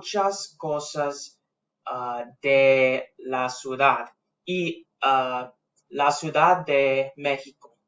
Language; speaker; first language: Spanish; non-native, learner; English